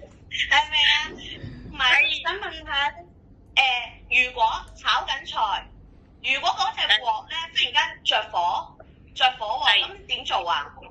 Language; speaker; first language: Cantonese; native; Cantonese